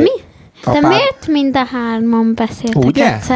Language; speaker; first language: Hungarian; early bilingual, heritage; Hungarian